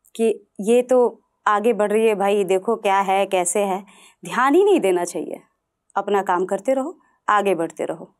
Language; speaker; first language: Hindi; non-native, local second language; Bhojpuri